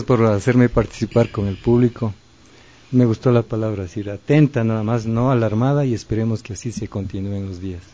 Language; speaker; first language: Spanish; native; Spanish